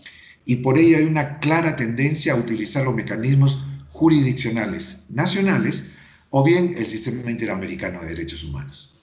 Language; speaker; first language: Spanish; native; Spanish